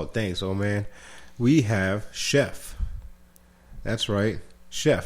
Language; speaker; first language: English; native; English